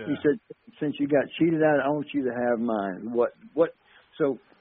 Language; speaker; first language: English; native; English